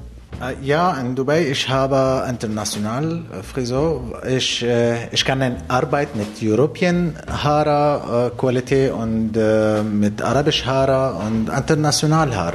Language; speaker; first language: German; non-native, learner; Arabic